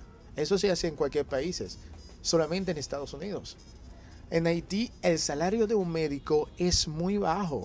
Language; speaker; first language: Spanish; non-native, fluent; Haitian Creole